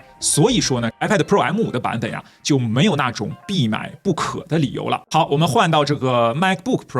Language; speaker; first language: Chinese; native; Chinese